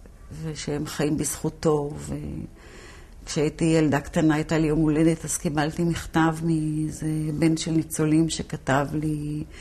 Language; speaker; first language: Hebrew; early bilingual, other home language; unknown